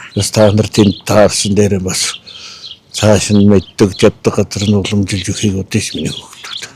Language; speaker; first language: Mongolian; native; Mongolian